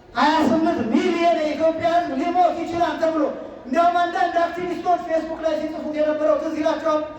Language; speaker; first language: Amharic; native; Amharic